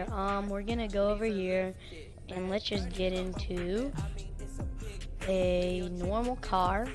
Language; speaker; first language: English; native; English